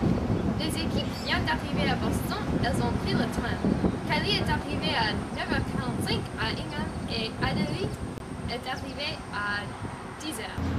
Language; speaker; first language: French; non-native, learner; English